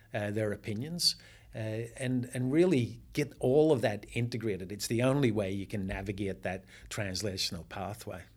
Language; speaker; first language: English; native; English